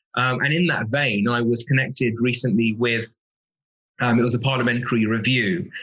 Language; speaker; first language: English; native; English